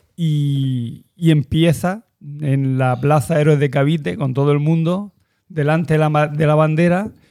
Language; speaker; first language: Spanish; native; Spanish